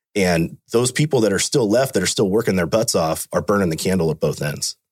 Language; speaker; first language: English; native; English